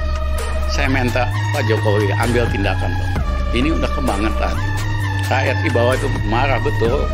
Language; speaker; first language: Indonesian; native; Indonesian